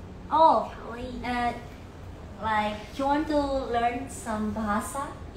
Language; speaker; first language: English; non-native, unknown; Indonesian